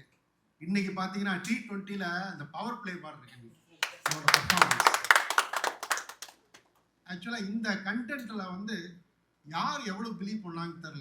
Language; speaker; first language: Tamil; native; Tamil